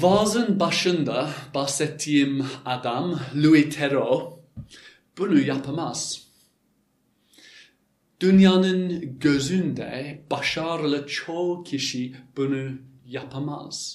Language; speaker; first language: Turkish; non-native, fluent; English